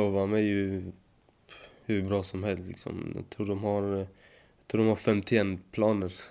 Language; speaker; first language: Swedish; native; Swedish